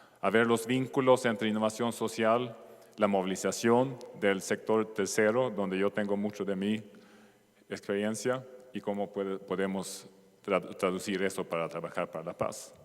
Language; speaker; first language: Spanish; non-native, fluent; Swedish